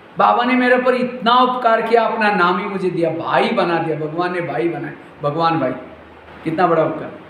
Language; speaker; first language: Hindi; non-native, local second language; Marathi